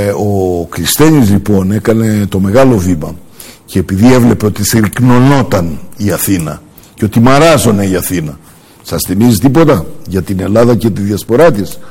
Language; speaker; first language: Greek; early bilingual, heritage; Greek